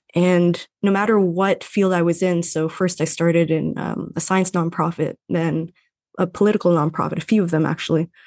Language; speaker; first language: English; non-native, fluent; Filipino